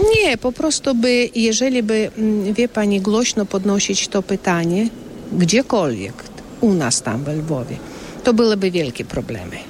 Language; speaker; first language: Polish; early bilingual, heritage; Polish